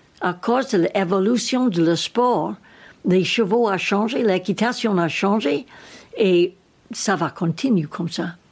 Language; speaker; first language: French; non-native, fluent; English